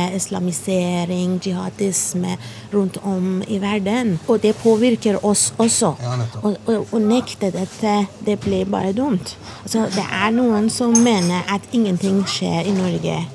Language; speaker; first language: Norwegian; non-native, fluent; Persian